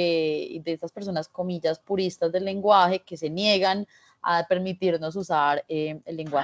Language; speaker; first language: Spanish; native; Spanish